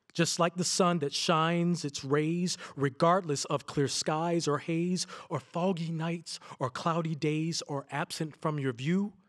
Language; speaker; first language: English; native; English